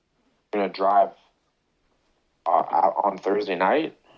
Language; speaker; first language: English; native; English